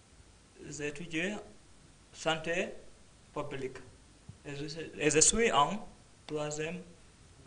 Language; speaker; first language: French; non-native, learner; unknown